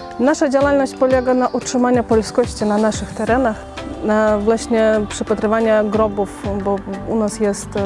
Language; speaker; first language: Polish; early bilingual, heritage; Polish